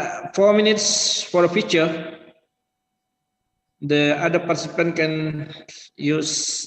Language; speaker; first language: English; non-native, learner; Indonesian